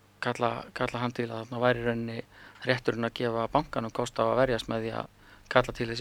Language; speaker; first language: Icelandic; native; Icelandic